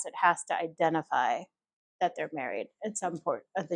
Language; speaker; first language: English; native; English